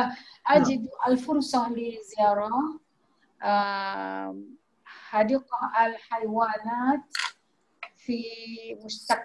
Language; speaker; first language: Arabic; non-native, learner; Malay